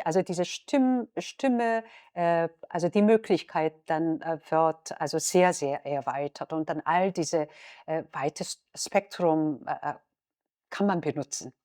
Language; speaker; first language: German; non-native, fluent; Korean